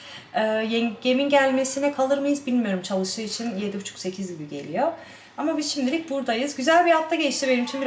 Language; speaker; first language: Turkish; native; Turkish